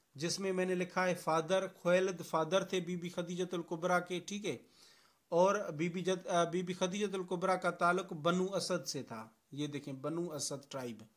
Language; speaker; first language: Urdu; non-native, local second language; Sindhi